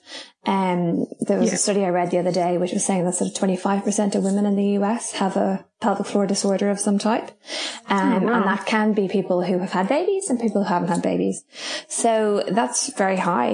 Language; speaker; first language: English; native; English